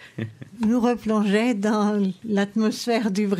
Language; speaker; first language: French; native; French